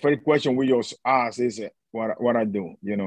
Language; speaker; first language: English; non-native, learner; Spanish